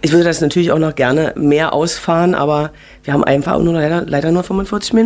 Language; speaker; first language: German; native; German